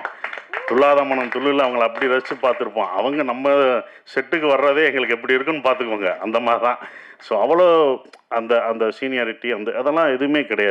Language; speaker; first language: Tamil; native; Tamil